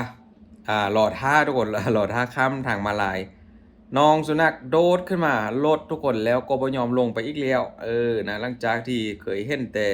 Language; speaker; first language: Thai; non-native, local second language; Lao